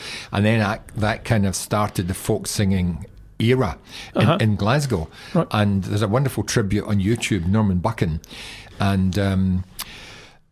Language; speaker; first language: English; native; English